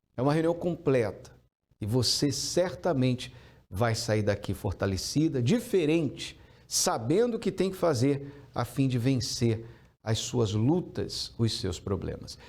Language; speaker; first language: Portuguese; native; Portuguese